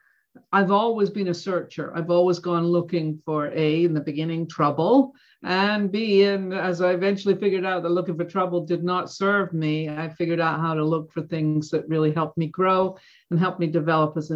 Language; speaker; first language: English; native; English